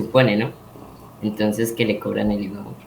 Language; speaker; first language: Spanish; native; Spanish